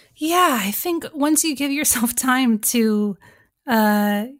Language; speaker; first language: English; native; English